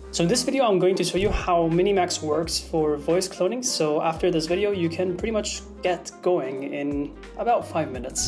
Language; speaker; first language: English; non-native, fluent; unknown